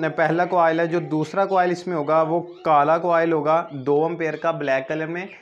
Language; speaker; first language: Urdu; non-native, local second language; Punjabi